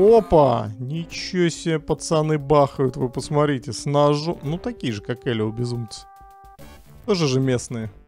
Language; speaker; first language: Russian; native; Russian